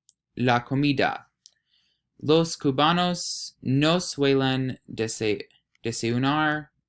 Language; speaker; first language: Spanish; non-native, learner; English